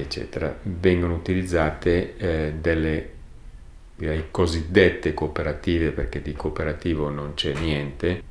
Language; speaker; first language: Italian; native; Italian